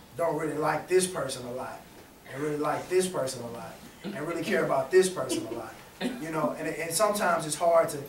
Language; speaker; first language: English; native; English